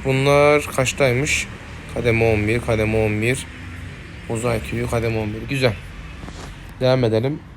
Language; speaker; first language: Turkish; native; Turkish